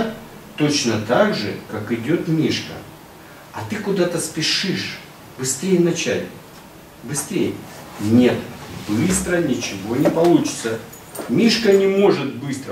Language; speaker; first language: Russian; native; Russian